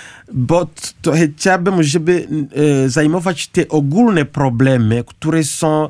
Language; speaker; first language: Polish; non-native, learner; Kinyarwanda